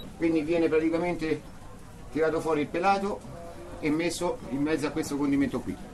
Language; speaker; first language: Italian; native; Italian